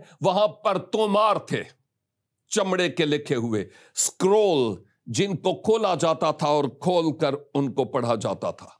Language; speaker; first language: Urdu; native; Urdu